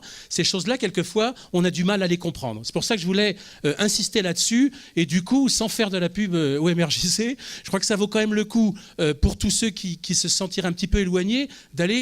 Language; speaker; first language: French; native; French